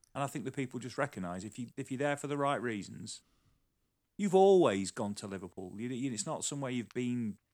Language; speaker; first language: English; native; English